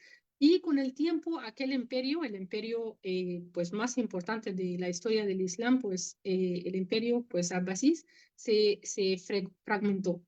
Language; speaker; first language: Spanish; non-native, fluent; Arabic